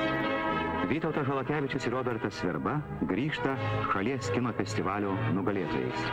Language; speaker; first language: Lithuanian; native; Lithuanian